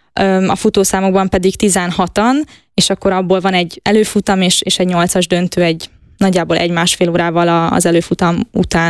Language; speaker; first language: Hungarian; native; Hungarian